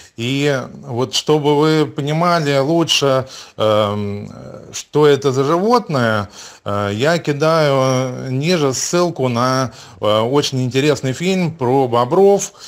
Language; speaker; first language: Russian; native; Russian